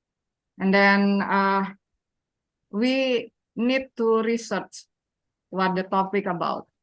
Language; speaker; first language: English; non-native, learner; Indonesian